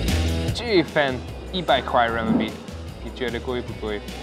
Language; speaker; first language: Chinese; non-native, fluent; German